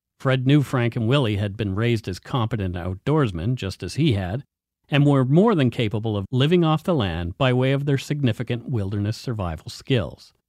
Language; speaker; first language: English; native; English